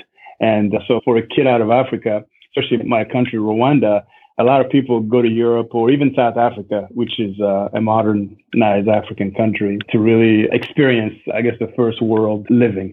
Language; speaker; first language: English; non-native, local second language; Kinyarwanda